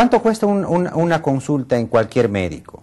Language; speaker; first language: Spanish; native; Spanish